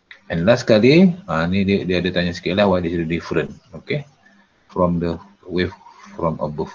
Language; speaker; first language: English; non-native, local second language; Malay